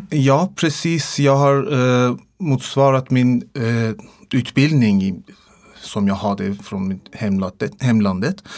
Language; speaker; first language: Swedish; non-native, learner; Persian